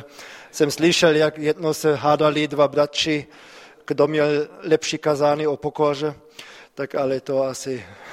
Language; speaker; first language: Czech; non-native, fluent; German